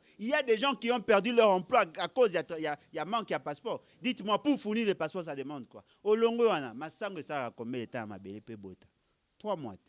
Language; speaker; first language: French; non-native, local second language; Lingala